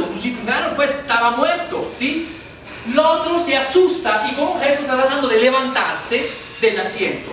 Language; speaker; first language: Spanish; non-native, fluent; Italian